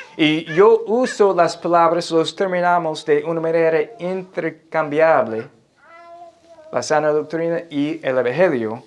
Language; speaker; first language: Spanish; non-native, fluent; English